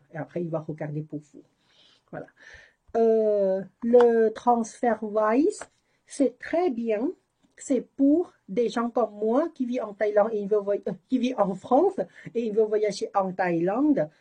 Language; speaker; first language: French; non-native, learner; Thai